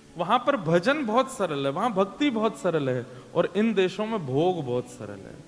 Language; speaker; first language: Hindi; native; Hindi